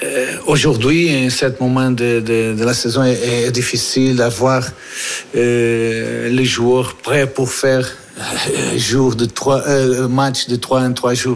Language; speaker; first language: French; non-native, learner; Portuguese